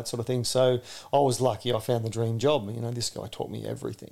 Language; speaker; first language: English; native; English